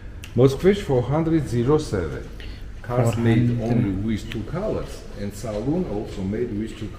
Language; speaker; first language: English; non-native, learner; Georgian